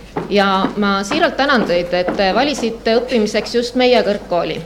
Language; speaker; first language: Estonian; native; Estonian